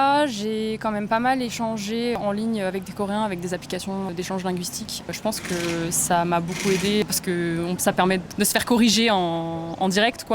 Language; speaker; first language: French; native; French